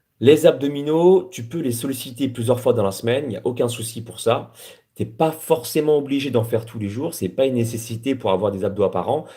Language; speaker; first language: French; native; French